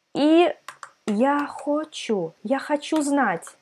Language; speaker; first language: Russian; non-native, fluent; Serbian